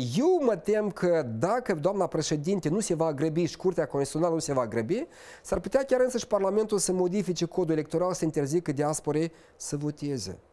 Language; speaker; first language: Romanian; native; Romanian